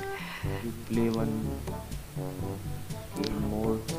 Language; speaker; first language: English; non-native, learner; Malayalam